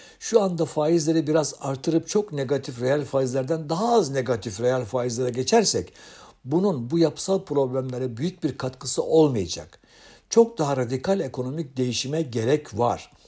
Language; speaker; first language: Turkish; native; Turkish